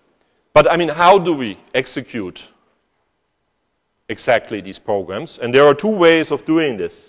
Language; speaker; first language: English; non-native, fluent; German